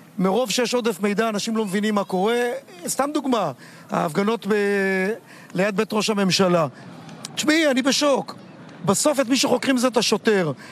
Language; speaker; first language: Hebrew; native; Hebrew